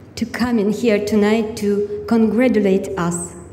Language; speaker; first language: English; non-native, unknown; Ukrainian